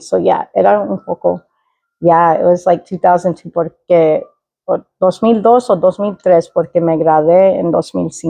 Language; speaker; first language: Spanish; early bilingual, heritage; Spanish